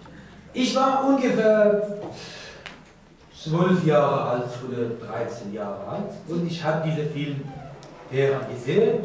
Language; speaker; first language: German; non-native, learner; Persian